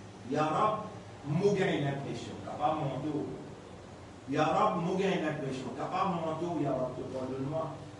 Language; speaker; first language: French; non-native, local second language; Morisyen